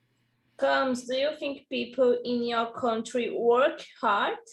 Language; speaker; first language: English; non-native, learner; Portuguese